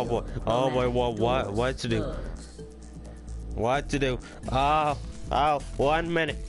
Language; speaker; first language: English; native; English